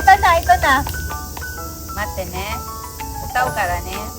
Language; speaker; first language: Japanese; native; Japanese